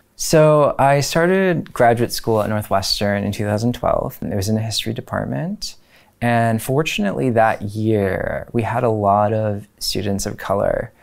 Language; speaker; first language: English; native; English